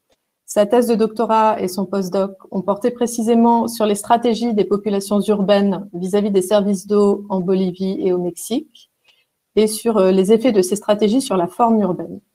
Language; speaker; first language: French; native; French